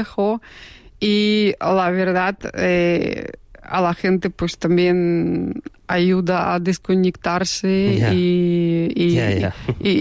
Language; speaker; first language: Spanish; non-native, fluent; Russian